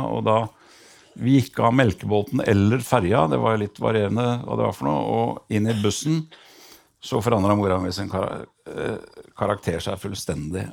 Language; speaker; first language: Norwegian; native; Norwegian